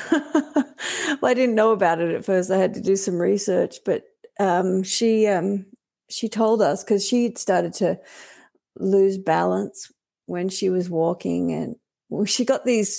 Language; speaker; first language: English; native; English